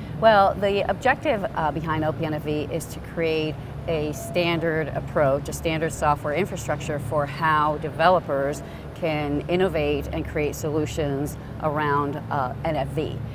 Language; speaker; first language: English; native; English